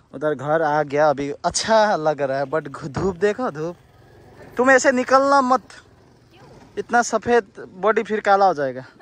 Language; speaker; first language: Hindi; non-native, local second language; Nepali